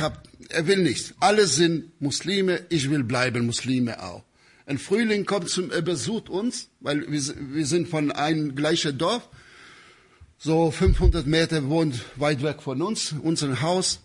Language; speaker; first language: German; non-native, fluent; Albanian